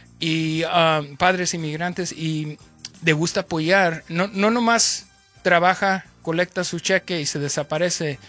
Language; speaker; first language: Spanish; early bilingual, heritage; Spanish